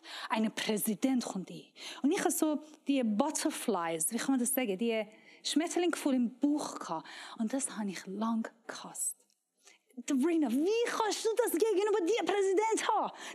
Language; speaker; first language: German; non-native, learner; Persian